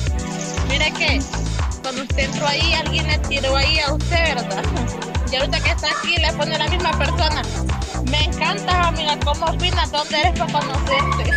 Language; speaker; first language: Spanish; native; Spanish